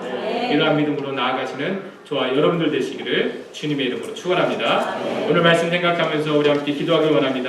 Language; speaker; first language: Korean; native; Korean